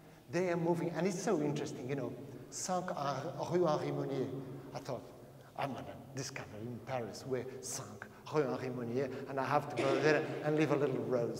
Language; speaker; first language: English; non-native, fluent; Portuguese